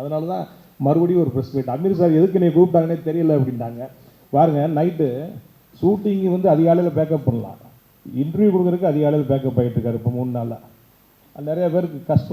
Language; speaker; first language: Tamil; native; Tamil